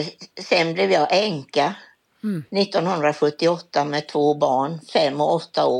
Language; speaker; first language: Swedish; native; Swedish